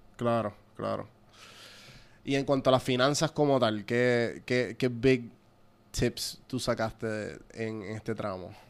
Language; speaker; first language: Spanish; early bilingual, heritage; Spanish